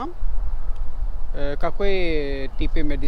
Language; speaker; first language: Russian; non-native, learner; Urdu